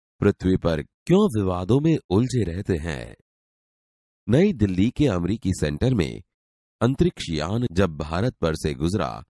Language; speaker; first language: Hindi; non-native, local second language; Gujarati